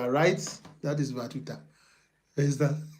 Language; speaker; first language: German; non-native, learner; Yoruba